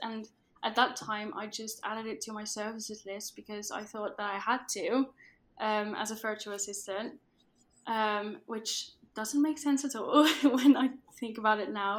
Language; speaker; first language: English; non-native, fluent; Dutch